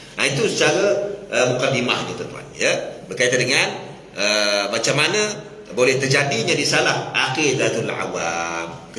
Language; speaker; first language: Malay; native; Malay